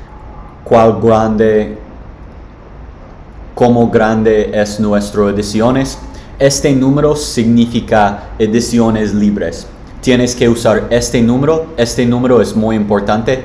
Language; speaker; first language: Spanish; non-native, learner; English